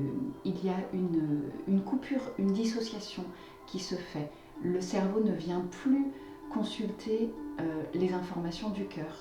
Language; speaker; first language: French; native; French